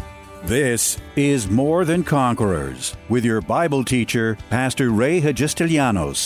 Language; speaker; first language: English; native; English